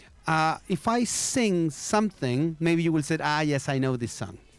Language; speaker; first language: English; non-native, fluent; Spanish